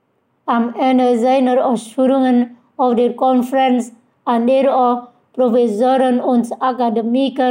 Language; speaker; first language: German; non-native, fluent; Indonesian